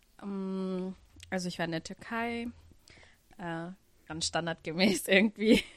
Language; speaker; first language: German; early bilingual, other home language; Russian